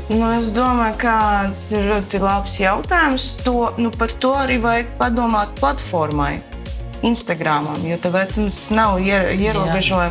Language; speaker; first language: Latvian; non-native, local second language; Russian